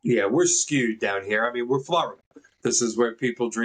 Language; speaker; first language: English; native; English